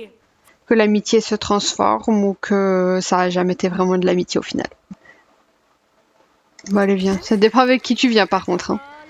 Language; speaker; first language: French; native; French